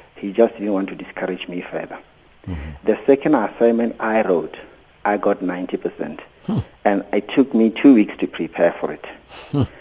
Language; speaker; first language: English; non-native, local second language; Venda